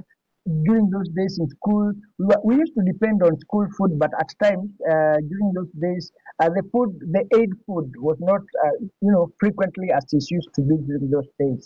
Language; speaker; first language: English; non-native, local second language; Swahili